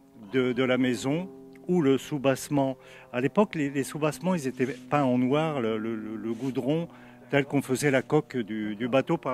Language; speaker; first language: French; native; French